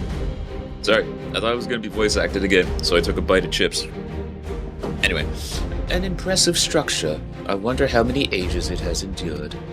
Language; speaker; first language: English; native; English